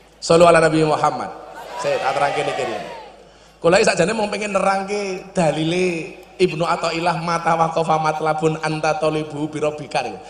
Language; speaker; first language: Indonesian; non-native, local second language; Javanese